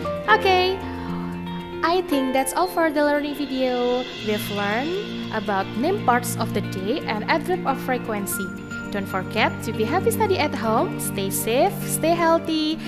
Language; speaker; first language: English; non-native, fluent; Indonesian